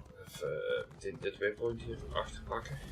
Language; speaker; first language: Dutch; native; Dutch